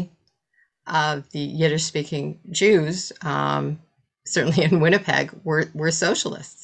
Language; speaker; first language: English; native; English